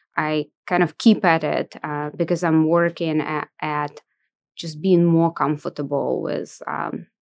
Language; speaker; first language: English; non-native, fluent; Russian